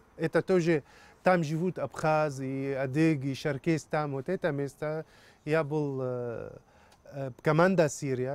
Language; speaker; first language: Russian; non-native, learner; Arabic